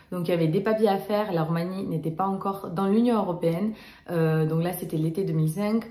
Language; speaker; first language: French; early bilingual, other home language; Romanian